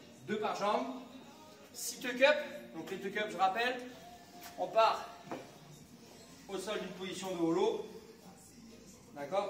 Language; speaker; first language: French; native; French